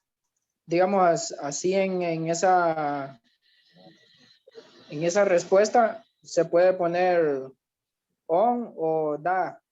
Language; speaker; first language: Spanish; non-native, learner; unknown